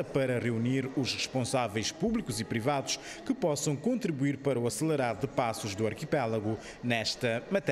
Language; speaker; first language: Portuguese; non-native, local second language; Kabuverdianu